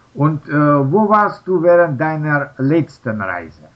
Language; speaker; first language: German; non-native, learner; Russian